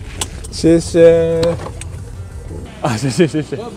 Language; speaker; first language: Chinese; non-native, learner; Japanese